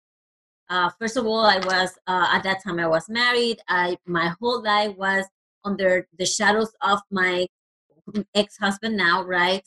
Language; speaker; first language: English; non-native, fluent; Spanish